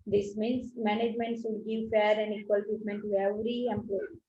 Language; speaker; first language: English; non-native, local second language; Gujarati